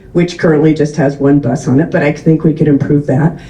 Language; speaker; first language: English; native; English